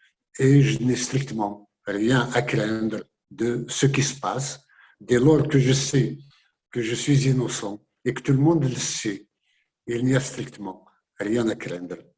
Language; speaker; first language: French; non-native, local second language; Kabyle